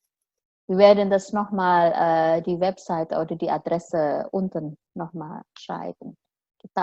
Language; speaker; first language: German; non-native, fluent; Indonesian